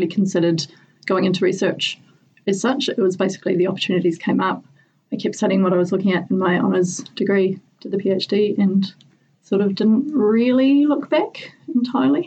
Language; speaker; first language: English; native; English